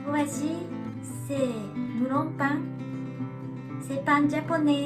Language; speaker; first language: French; non-native, learner; Japanese